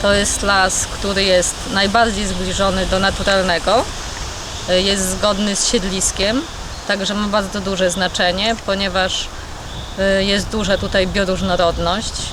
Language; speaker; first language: Polish; native; Polish